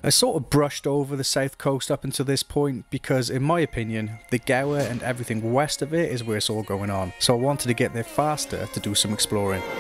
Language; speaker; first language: English; native; English